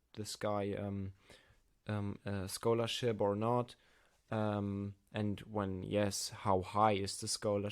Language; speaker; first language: English; non-native, learner; German